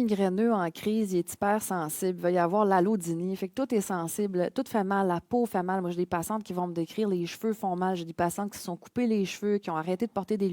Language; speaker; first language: French; native; French